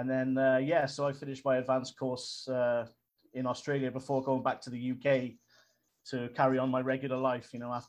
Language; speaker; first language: English; native; English